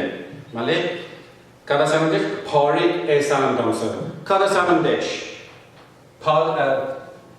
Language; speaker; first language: Basque; non-native, fluent; English